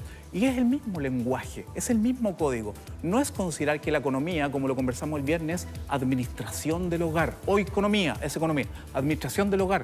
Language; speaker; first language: Spanish; native; Spanish